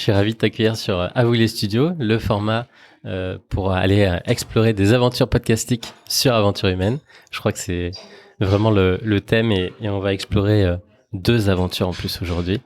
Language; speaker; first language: French; native; French